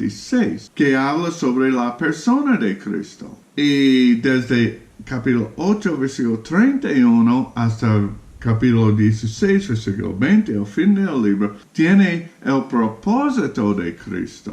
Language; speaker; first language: Spanish; non-native, fluent; English